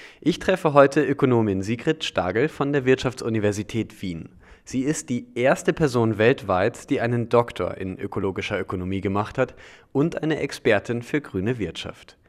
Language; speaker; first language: German; native; German